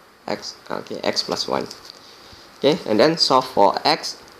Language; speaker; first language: English; non-native, local second language; Malay